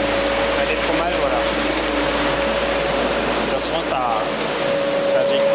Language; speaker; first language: French; native; French